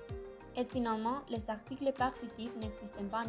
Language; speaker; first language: French; non-native, learner; Spanish